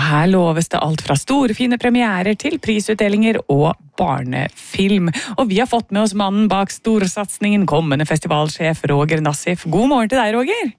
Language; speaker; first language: Norwegian; native; Norwegian